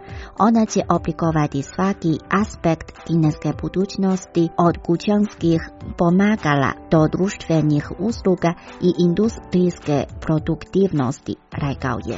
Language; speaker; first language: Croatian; non-native, fluent; Chinese